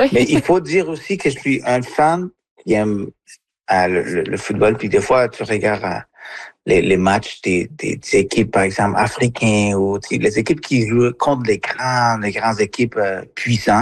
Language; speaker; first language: French; non-native, fluent; Spanish